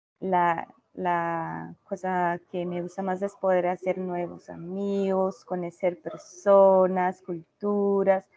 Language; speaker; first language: Spanish; non-native, learner; Portuguese